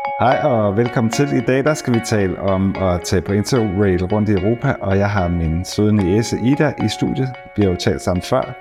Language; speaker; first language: Danish; native; Danish